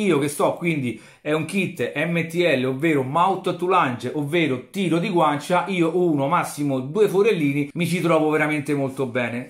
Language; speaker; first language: Italian; native; Italian